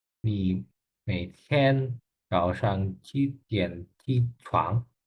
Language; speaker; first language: Chinese; non-native, learner; Indonesian